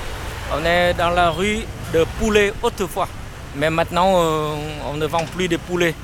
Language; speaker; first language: French; non-native, learner; Vietnamese